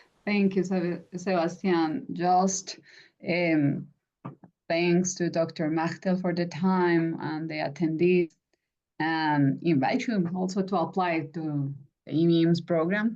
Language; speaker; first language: English; non-native, fluent; Spanish